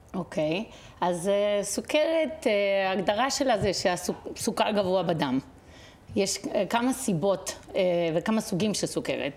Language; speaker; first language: Hebrew; non-native, fluent; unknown